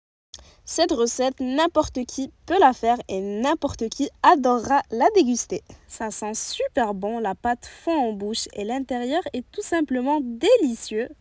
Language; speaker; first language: French; native; French